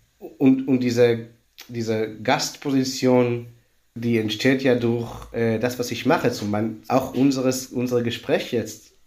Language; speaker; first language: German; non-native, fluent; Hebrew